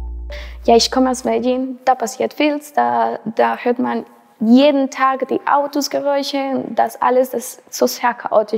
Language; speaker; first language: German; non-native, fluent; Spanish